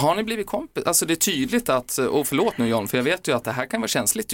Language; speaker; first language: Swedish; native; Swedish